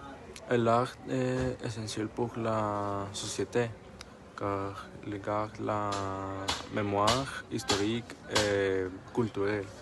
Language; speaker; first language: French; non-native, learner; Spanish